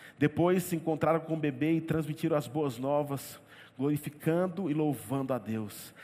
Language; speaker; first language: Portuguese; native; Portuguese